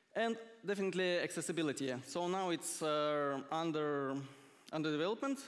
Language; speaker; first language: English; non-native, fluent; Russian